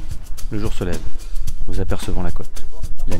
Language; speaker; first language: French; native; French